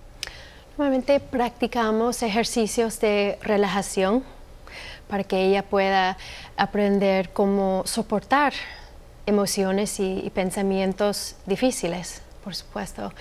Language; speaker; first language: Spanish; non-native, fluent; English